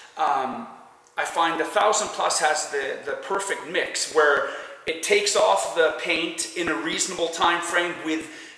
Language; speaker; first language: English; non-native, fluent; Swedish